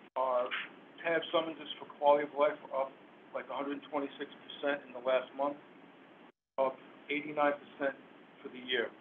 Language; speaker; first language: English; native; English